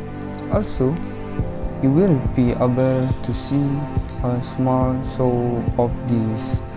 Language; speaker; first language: English; non-native, learner; Indonesian